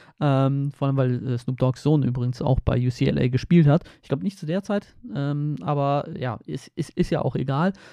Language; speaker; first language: German; early bilingual, other home language; Polish